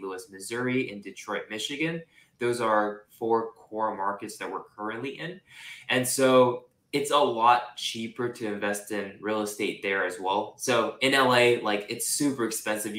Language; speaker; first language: English; non-native, local second language; Japanese